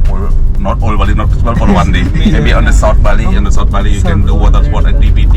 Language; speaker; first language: English; non-native, learner; Indonesian